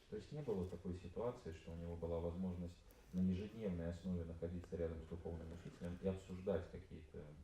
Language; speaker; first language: Russian; native; Russian